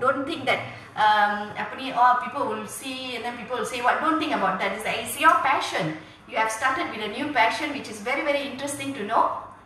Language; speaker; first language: English; non-native, local second language; Tamil